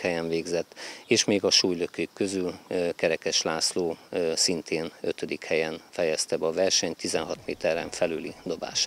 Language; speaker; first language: Hungarian; native; Hungarian